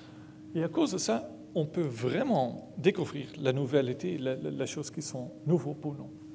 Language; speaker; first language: French; non-native, learner; Dutch